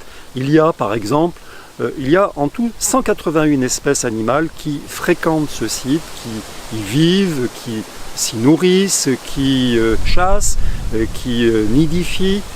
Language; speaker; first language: French; native; French